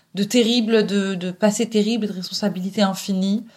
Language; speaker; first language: French; native; French